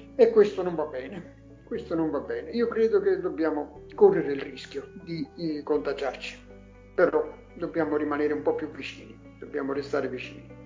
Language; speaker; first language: Italian; non-native, local second language; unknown